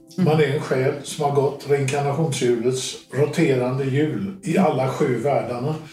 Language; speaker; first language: Swedish; native; Swedish